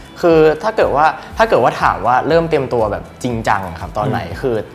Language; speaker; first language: Thai; native; Thai